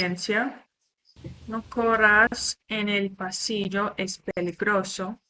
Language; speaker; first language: Spanish; non-native, learner; English